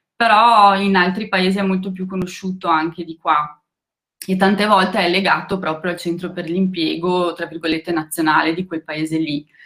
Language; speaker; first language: Italian; non-native, fluent; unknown